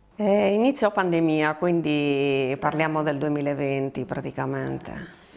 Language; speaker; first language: Italian; native; Italian